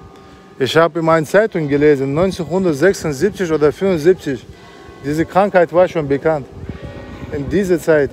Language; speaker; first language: German; non-native, fluent; Ingush